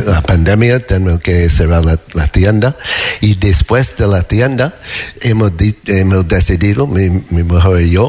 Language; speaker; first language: Spanish; non-native, fluent; English